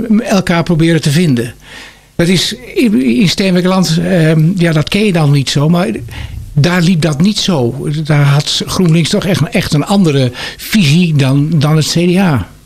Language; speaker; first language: Dutch; native; Dutch